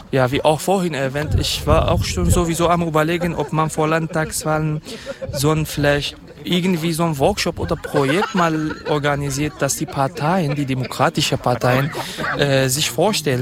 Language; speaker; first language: German; non-native, fluent; Kurdish